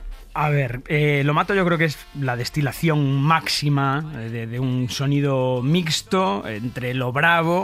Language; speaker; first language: Spanish; native; Spanish